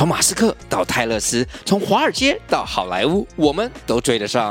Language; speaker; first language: Chinese; native; Chinese